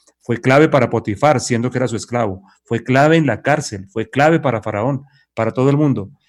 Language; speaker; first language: Spanish; native; Spanish